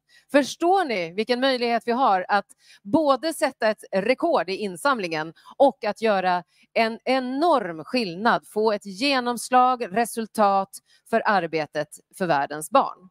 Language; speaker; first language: Swedish; native; Swedish